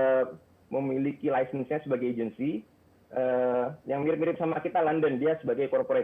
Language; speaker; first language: Indonesian; native; Indonesian